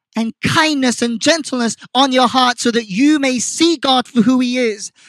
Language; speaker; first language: English; non-native, fluent; Korean